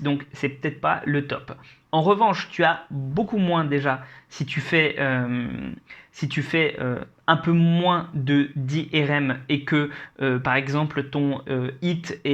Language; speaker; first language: French; native; French